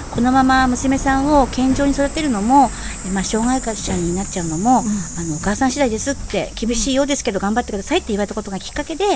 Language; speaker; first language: Japanese; native; Japanese